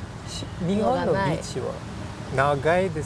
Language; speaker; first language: Japanese; non-native, learner; English